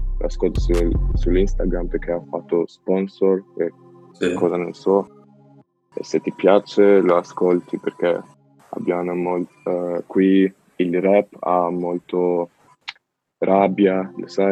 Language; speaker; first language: Italian; non-native, learner; Albanian